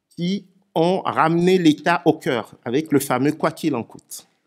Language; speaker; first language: French; non-native, local second language; Ewe